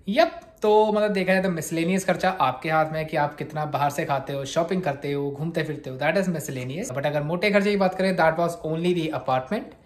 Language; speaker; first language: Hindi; non-native, local second language; Punjabi